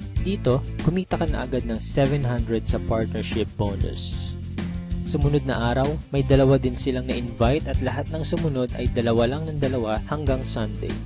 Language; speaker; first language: Filipino; native; Filipino